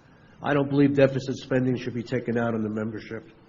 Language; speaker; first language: English; native; English